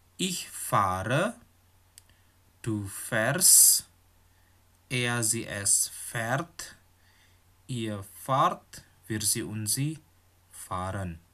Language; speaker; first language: German; non-native, fluent; Indonesian